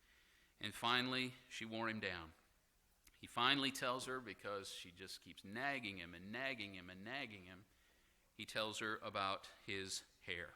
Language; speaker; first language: English; native; English